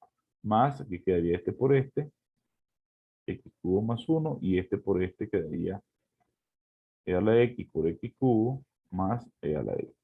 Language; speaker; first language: Spanish; native; Spanish